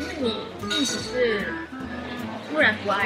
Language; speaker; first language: Chinese; native; Chinese